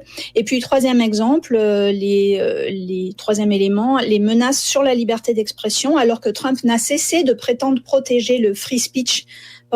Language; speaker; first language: French; native; French